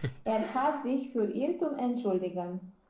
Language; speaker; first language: German; non-native, learner; Romanian